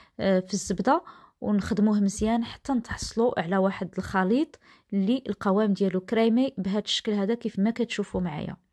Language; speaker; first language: Arabic; native; Arabic